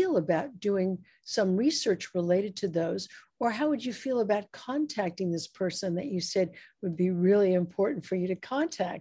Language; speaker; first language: English; native; English